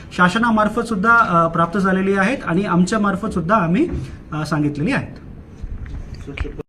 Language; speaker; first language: Marathi; non-native, local second language; Tamil